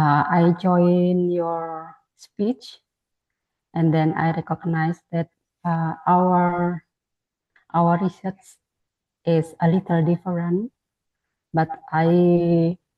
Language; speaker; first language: English; non-native, fluent; Indonesian